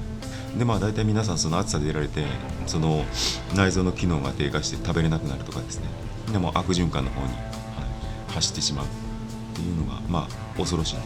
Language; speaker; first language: Japanese; native; Japanese